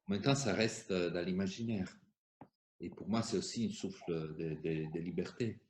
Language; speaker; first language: French; non-native, fluent; Italian